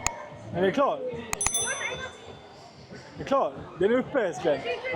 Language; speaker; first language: Swedish; early bilingual, other home language; Mongolian